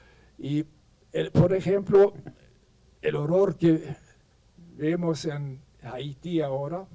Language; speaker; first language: Spanish; non-native, fluent; Swedish